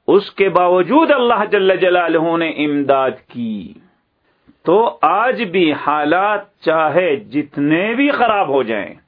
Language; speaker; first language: Urdu; native; Urdu